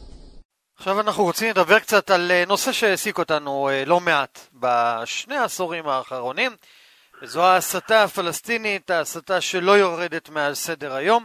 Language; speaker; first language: Hebrew; native; Hebrew